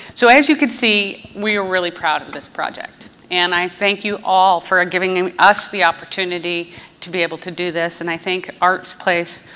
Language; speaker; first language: English; native; English